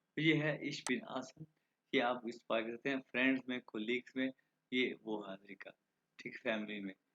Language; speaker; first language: Urdu; non-native, local second language; Punjabi